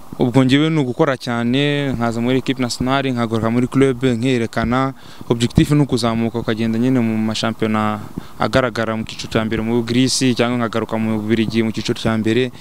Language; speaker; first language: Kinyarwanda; early bilingual, heritage; Kinyarwanda